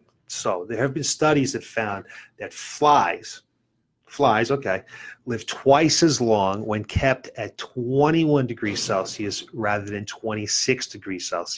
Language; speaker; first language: English; native; English